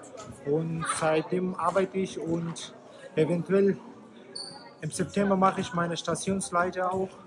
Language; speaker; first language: German; non-native, fluent; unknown